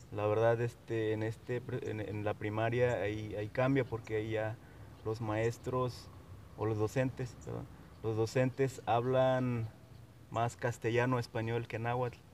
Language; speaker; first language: Spanish; non-native, local second language; Nahuatl languages